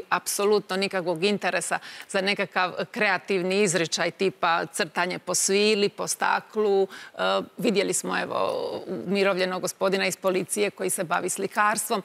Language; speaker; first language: Croatian; native; Croatian